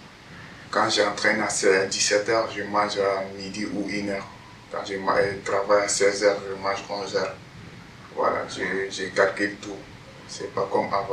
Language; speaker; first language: French; non-native, learner; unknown